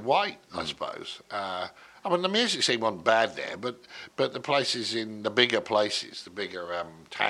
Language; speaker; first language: English; native; English